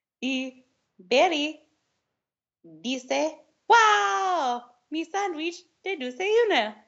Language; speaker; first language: Spanish; non-native, learner; English